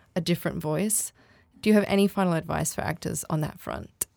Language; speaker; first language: English; native; English